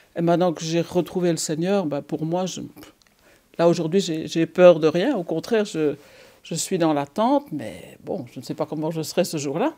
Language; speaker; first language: French; native; French